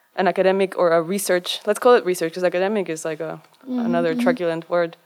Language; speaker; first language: English; non-native, fluent; Spanish